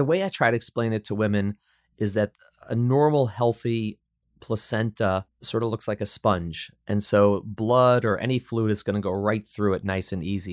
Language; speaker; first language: English; native; English